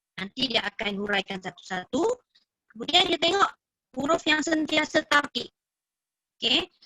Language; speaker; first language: Malay; native; Malay